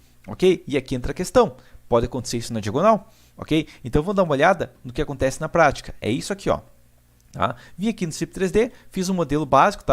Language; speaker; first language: Portuguese; native; Portuguese